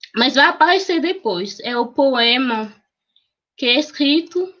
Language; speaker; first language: Portuguese; non-native, fluent; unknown